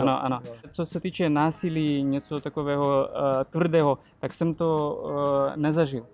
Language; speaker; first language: Czech; non-native, fluent; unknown